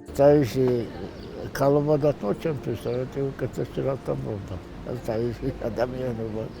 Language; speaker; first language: Georgian; non-native, local second language; Svan